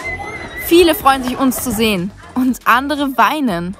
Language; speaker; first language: German; native; German